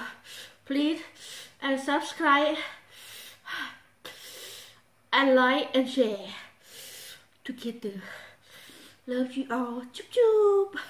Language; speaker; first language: English; non-native, learner; Thai